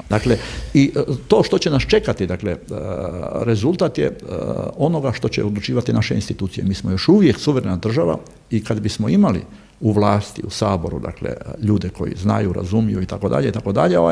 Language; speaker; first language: Croatian; native; Croatian